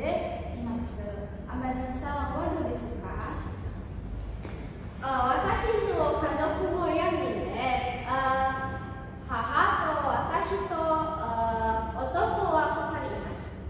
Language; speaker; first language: Japanese; non-native, learner; Indonesian